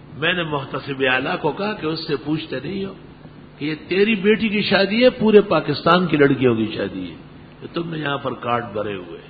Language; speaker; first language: Urdu; non-native, local second language; Pashto